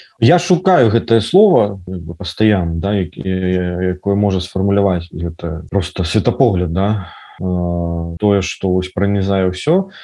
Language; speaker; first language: Belarusian; non-native, local second language; Russian